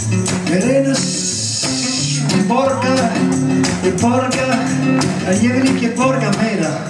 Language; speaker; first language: Icelandic; non-native, learner; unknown